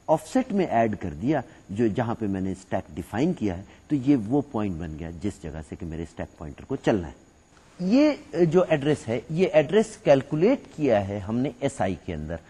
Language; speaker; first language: Urdu; native; Urdu